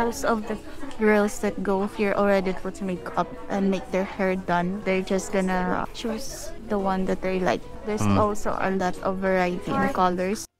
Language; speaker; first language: English; non-native, local second language; Filipino